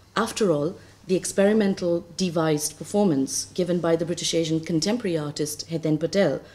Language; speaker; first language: English; non-native, local second language; Bangla